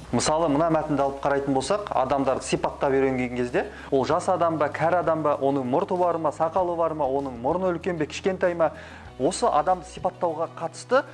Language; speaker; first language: Kazakh; native; Kazakh